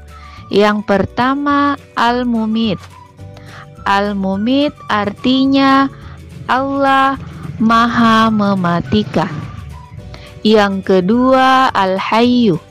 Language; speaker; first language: Indonesian; native; Indonesian